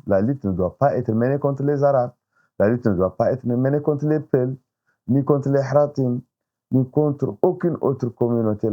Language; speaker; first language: French; non-native, local second language; Arabic